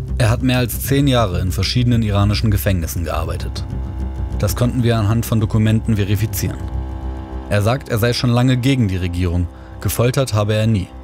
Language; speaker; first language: German; early bilingual, other home language; Persian